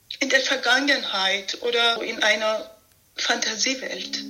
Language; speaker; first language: German; non-native, fluent; Persian